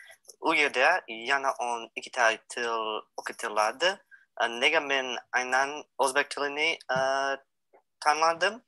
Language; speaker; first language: Uzbek; non-native, fluent; English